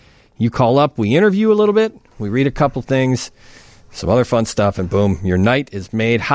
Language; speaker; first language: English; native; English